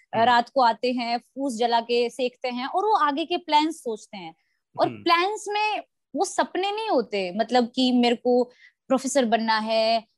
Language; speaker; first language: Hindi; native; Hindi